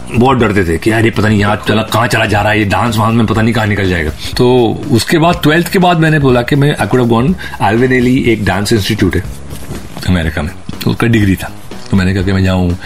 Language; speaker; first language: Hindi; native; Hindi